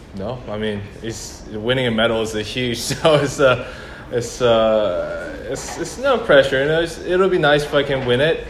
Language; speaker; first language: English; early bilingual, other home language; Korean